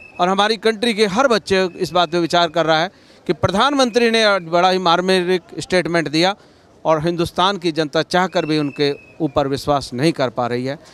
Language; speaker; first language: Hindi; native; Hindi